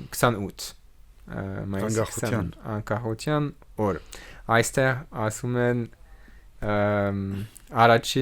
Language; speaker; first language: Armenian; non-native, learner; French